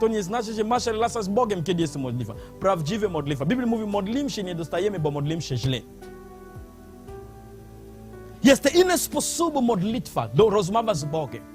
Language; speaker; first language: Polish; non-native, learner; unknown